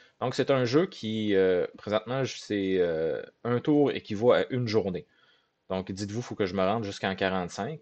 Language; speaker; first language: French; native; French